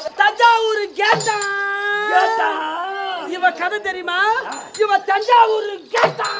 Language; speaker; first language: Tamil; native; Tamil